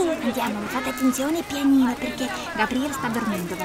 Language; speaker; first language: Italian; native; Italian